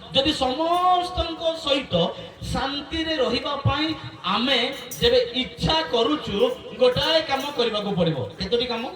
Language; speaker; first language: Odia; non-native, local second language; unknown